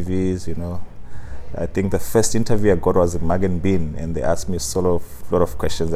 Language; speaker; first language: English; non-native, local second language; Shona